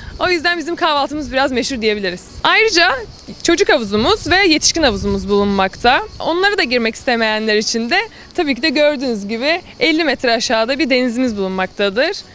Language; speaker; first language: Turkish; native; Turkish